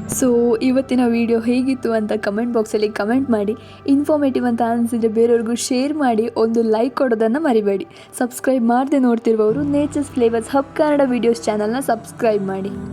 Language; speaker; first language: Kannada; non-native, local second language; Tulu